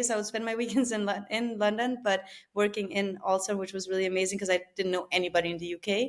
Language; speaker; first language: English; non-native, fluent; Albanian